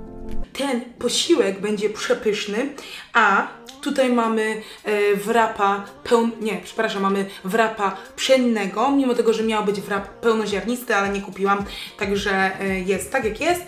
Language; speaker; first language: Polish; native; Polish